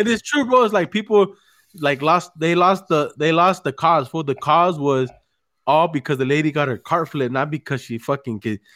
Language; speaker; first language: English; early bilingual, other home language; Spanish